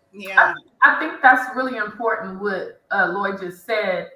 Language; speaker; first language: English; native; English